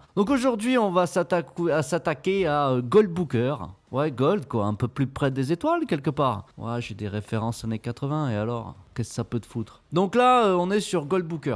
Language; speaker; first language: French; native; French